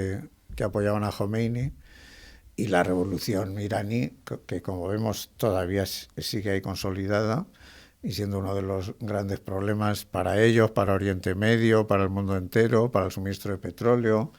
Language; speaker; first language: Spanish; native; Spanish